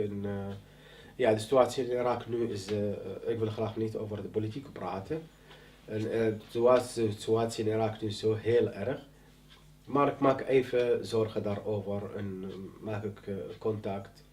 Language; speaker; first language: Dutch; non-native, learner; Arabic